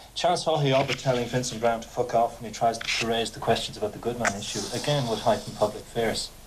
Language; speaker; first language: English; native; English